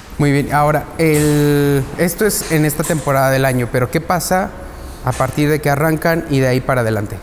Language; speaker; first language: Spanish; native; Spanish